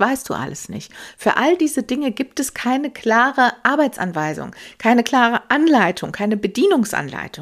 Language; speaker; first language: German; native; German